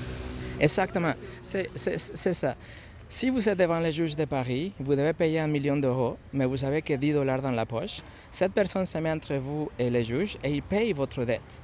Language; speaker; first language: French; non-native, fluent; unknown